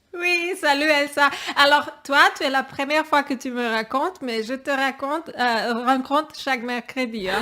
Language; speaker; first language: French; non-native, fluent; Catalan